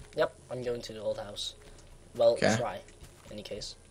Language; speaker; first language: English; non-native, fluent; Dutch